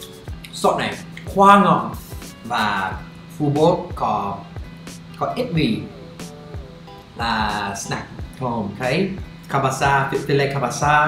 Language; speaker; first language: Vietnamese; non-native, fluent; English